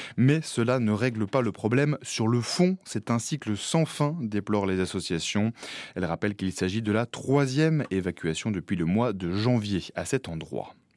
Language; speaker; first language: French; native; French